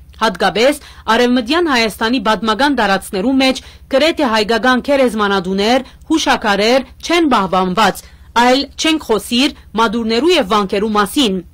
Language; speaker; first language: Armenian; early bilingual, heritage; Armenian